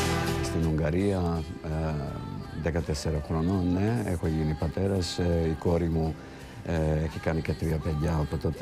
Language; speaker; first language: Greek; non-native, fluent; Hungarian